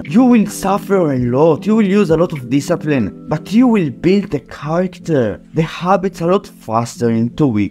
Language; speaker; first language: English; non-native, fluent; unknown